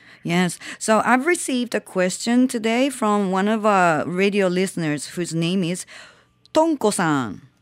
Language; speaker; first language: English; non-native, fluent; Japanese